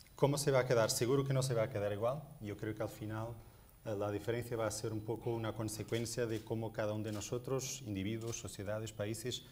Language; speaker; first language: Spanish; non-native, fluent; Portuguese